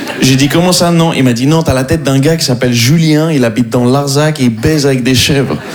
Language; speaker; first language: French; native; French